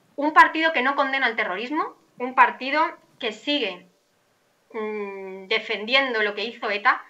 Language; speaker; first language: Spanish; native; Spanish